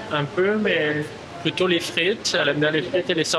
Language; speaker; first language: French; native; French